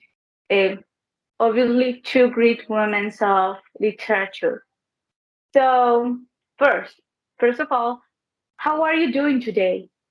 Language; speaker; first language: English; non-native, learner; Spanish